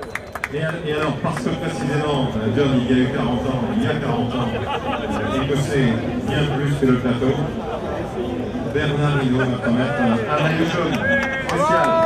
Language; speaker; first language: French; native; French